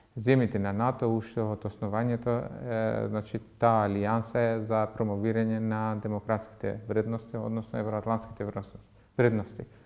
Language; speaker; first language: Macedonian; non-native, local second language; Albanian